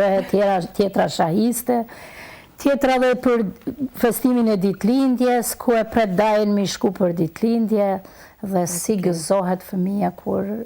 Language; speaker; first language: Albanian; native; Albanian